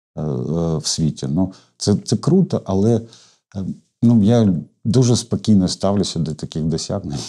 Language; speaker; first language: Ukrainian; non-native, local second language; Russian